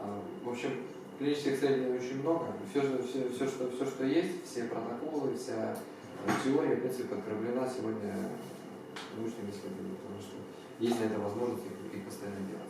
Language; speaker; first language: Russian; native; Russian